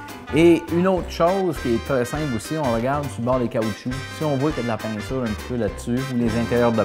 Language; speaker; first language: French; native; French